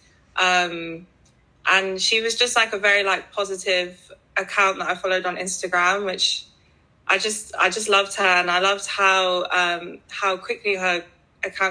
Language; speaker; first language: English; native; English